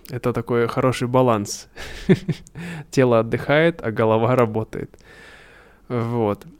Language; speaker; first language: Russian; native; Russian